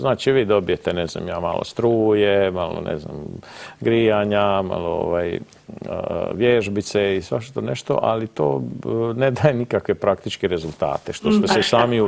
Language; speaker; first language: Croatian; native; Croatian